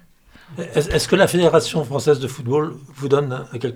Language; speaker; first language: French; native; French